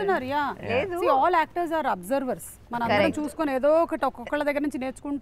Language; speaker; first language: Telugu; native; Telugu